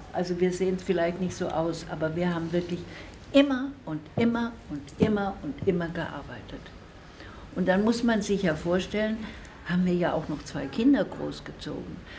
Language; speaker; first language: German; native; German